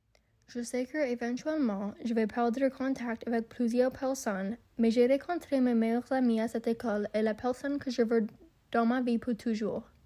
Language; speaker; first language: French; non-native, local second language; English